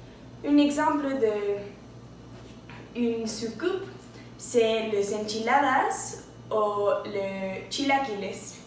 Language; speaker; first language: French; non-native, learner; Spanish